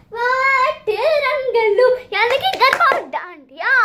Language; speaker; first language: Hindi; non-native, local second language; Gujarati